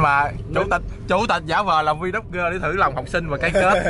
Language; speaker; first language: Vietnamese; native; Vietnamese